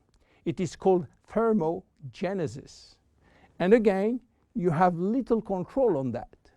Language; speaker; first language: English; non-native, fluent; French